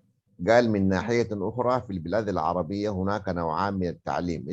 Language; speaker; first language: Arabic; native; Arabic